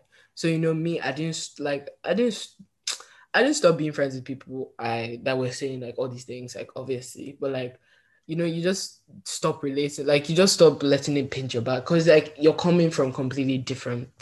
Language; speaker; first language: English; native; English